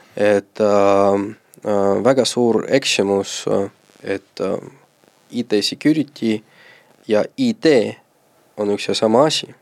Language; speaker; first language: Estonian; non-native, local second language; Russian